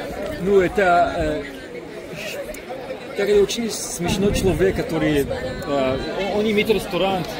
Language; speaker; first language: Russian; non-native, learner; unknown